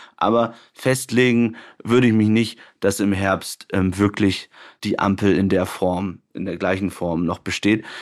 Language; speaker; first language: German; native; German